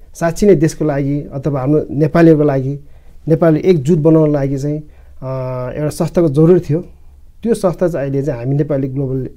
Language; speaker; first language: Nepali; non-native, local second language; Eastern Tamang